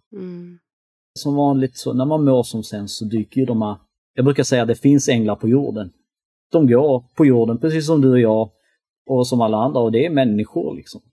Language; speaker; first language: Swedish; early bilingual, other home language; Albanian